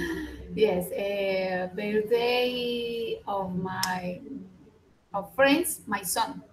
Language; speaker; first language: English; non-native, learner; Spanish